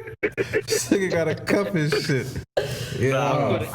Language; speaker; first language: English; native; English